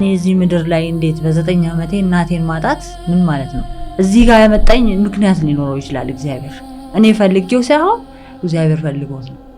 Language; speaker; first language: Amharic; early bilingual, other home language; English